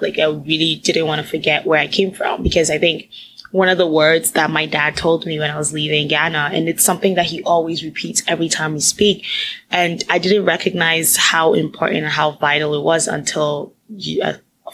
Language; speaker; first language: English; non-native, local second language; Akan